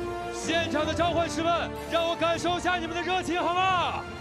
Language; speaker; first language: Chinese; native; Chinese